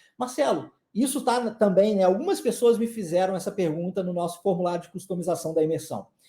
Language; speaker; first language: Portuguese; native; Portuguese